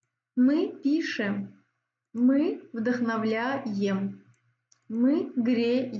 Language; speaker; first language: Russian; non-native, fluent; Azerbaijani